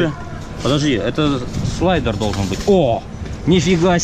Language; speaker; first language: Russian; native; Russian